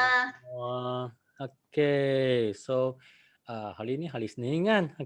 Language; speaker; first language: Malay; non-native, local second language; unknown